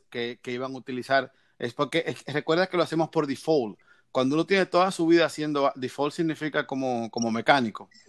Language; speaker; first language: Spanish; native; Spanish